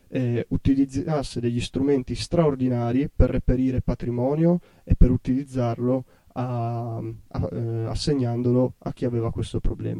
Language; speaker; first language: Italian; native; Italian